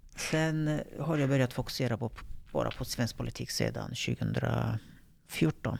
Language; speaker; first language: Swedish; non-native, fluent; Turkish